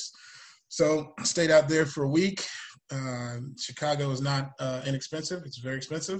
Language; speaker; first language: English; native; English